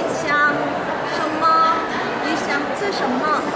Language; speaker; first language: Chinese; non-native, learner; Korean